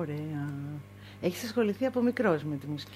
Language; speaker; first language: Greek; native; Greek